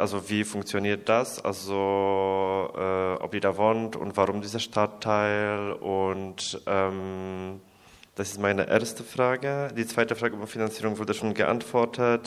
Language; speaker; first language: German; non-native, learner; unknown